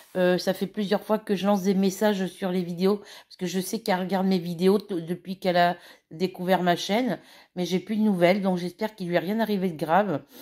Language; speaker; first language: French; native; French